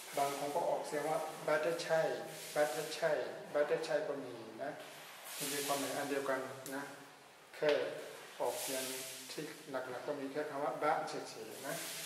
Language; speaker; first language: Thai; non-native, fluent; Burmese